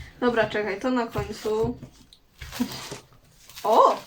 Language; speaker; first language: Polish; native; Polish